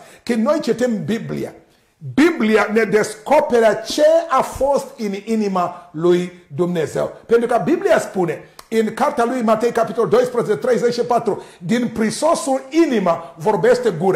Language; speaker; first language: Romanian; non-native, learner; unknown